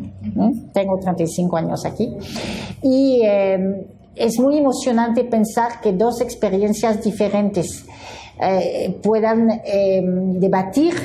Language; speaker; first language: Spanish; non-native, fluent; French